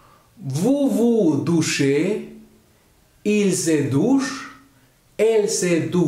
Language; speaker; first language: French; non-native, learner; Spanish